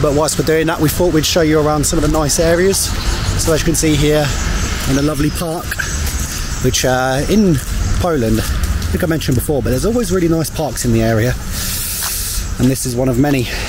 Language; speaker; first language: English; native; English